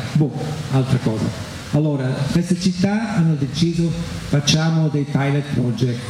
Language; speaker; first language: Italian; non-native, fluent; German